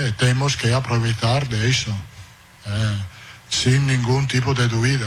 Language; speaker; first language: Portuguese; non-native, fluent; Italian